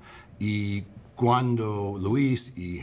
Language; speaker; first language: Spanish; non-native, learner; English